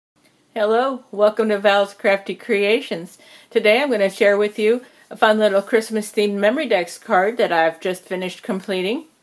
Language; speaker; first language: English; native; English